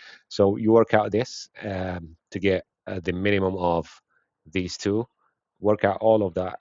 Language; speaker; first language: English; non-native, fluent; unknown